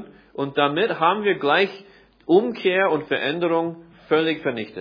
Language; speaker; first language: German; non-native, fluent; English